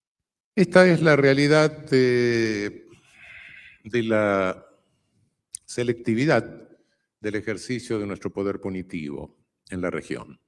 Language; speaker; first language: Spanish; native; Spanish